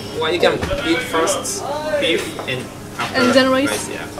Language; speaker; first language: English; non-native, fluent; Japanese